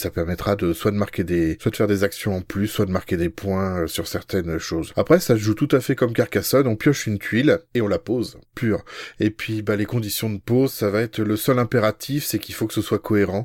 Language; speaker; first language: French; native; French